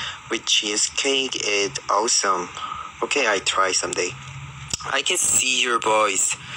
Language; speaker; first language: English; non-native, learner; Korean